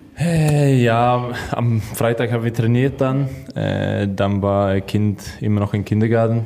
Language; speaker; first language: German; non-native, learner; Swedish